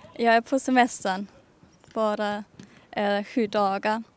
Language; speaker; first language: Swedish; non-native, fluent; German